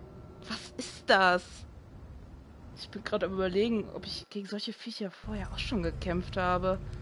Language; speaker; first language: German; native; German